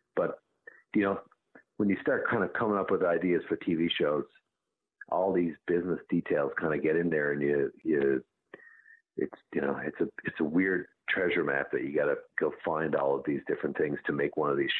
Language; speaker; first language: English; native; English